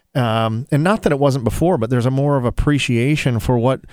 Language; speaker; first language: English; native; English